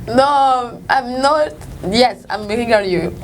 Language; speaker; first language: English; non-native, learner; Lingala